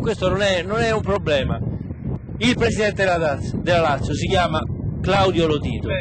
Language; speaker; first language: Italian; native; Italian